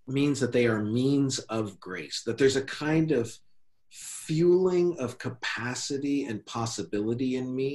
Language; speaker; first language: English; native; English